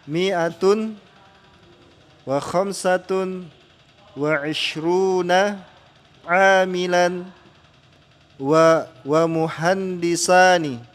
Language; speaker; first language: Arabic; non-native, learner; Indonesian